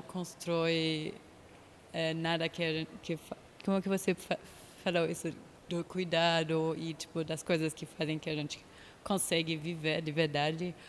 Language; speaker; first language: Portuguese; non-native, fluent; German